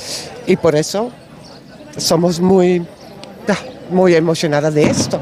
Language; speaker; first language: Spanish; non-native, learner; Dutch